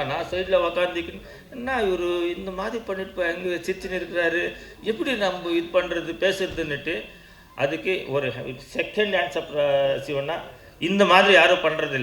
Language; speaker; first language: Tamil; non-native, learner; Kannada